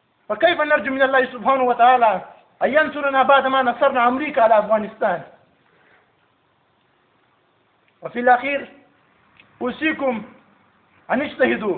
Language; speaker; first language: Arabic; non-native, learner; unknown